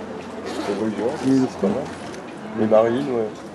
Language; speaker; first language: French; native; French